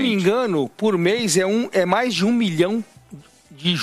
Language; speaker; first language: Portuguese; native; Portuguese